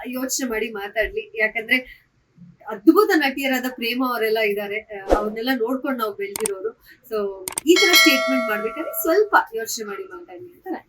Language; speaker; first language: Kannada; non-native, local second language; Kodava